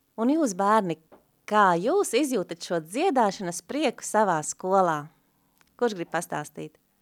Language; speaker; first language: Latvian; native; Latvian